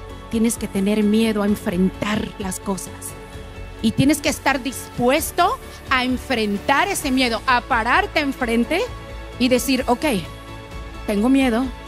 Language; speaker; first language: Spanish; native; Spanish